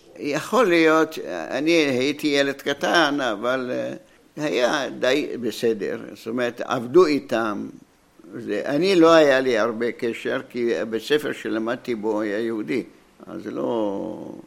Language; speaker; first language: Hebrew; non-native, fluent; Arabic